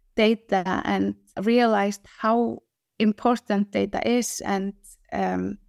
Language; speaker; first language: English; non-native, fluent; Icelandic